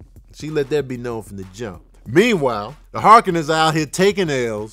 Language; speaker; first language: English; native; English